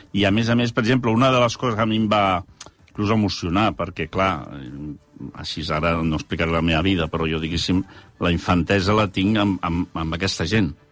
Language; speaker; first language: Catalan; early bilingual, heritage; Catalan